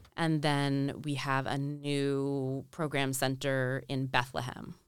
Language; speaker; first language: English; native; English